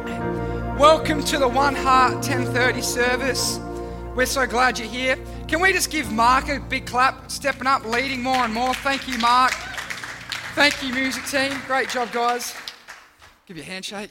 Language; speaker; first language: English; native; English